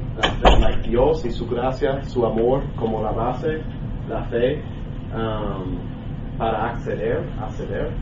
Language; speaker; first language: Spanish; non-native, learner; English